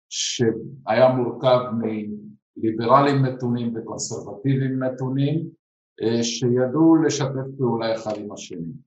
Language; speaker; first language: Hebrew; non-native, fluent; Spanish